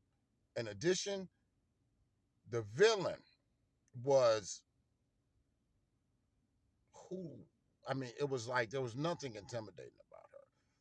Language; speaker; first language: English; native; English